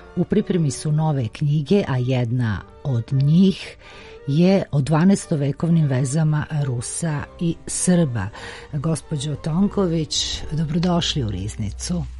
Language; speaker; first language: Serbian; native; Serbian